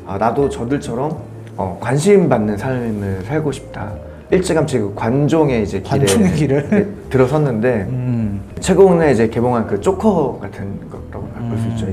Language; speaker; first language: Korean; native; Korean